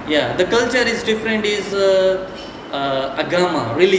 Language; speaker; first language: English; non-native, fluent; Urdu